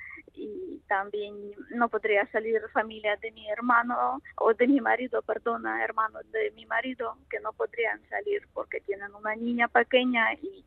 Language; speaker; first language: Spanish; non-native, fluent; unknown